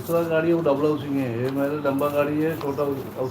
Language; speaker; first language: Hindi; non-native, local second language; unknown